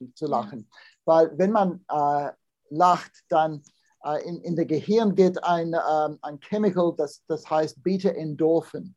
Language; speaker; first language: German; non-native, learner; English